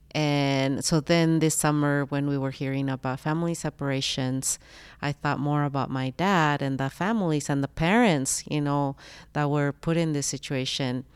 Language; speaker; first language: English; early bilingual, other home language; Spanish